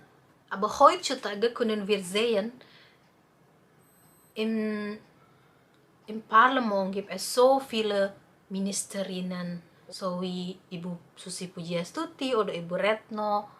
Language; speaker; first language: German; non-native, fluent; Indonesian